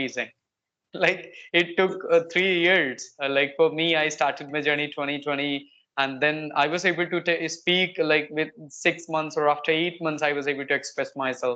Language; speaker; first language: English; non-native, local second language; Hindi